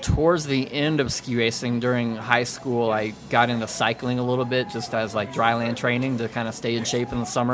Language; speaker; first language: English; native; English